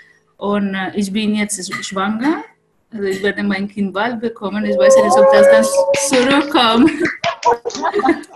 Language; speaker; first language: German; non-native, fluent; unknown